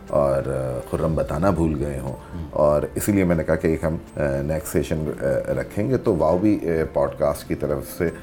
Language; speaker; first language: Urdu; native; Urdu